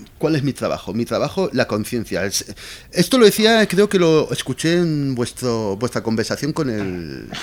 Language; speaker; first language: Spanish; native; Spanish